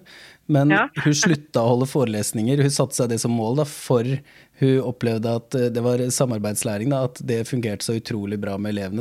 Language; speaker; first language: Norwegian; native; Norwegian